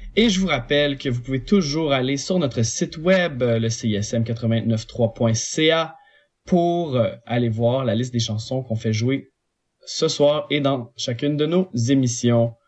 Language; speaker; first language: French; native; French